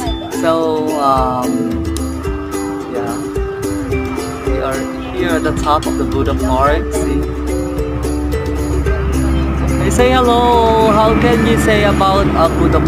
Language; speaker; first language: English; non-native, learner; Filipino